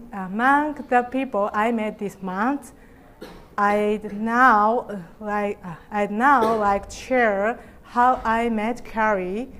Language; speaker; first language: English; non-native, learner; Japanese